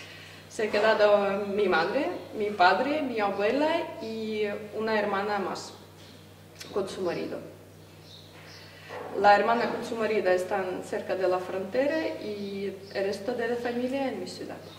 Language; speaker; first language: Spanish; non-native, fluent; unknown